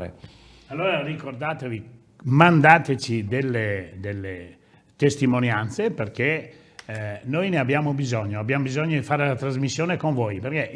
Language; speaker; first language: Italian; native; Italian